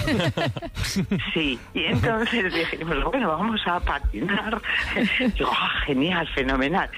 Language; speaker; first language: Spanish; native; Spanish